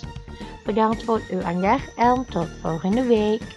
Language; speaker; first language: Dutch; non-native, learner; Indonesian